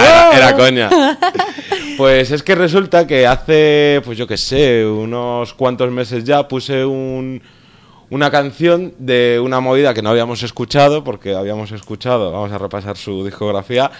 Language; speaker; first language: Spanish; native; Spanish